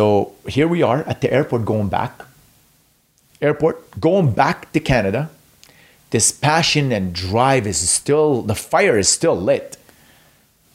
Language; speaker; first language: English; non-native, fluent; Arabic